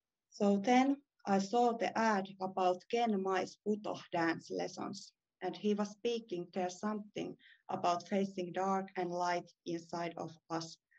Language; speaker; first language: English; non-native, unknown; Finnish